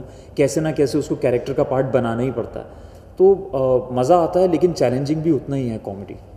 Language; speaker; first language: Hindi; native; Hindi